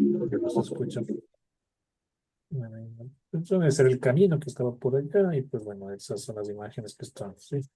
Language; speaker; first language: Spanish; native; Spanish